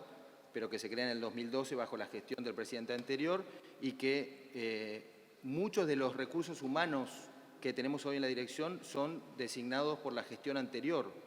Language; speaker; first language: Spanish; native; Spanish